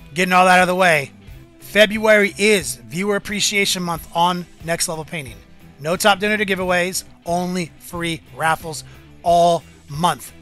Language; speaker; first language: English; native; English